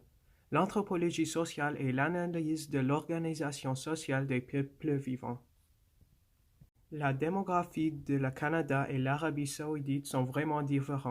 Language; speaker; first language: French; non-native, local second language; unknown